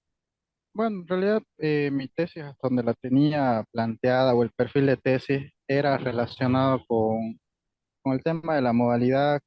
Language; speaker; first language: Spanish; native; Spanish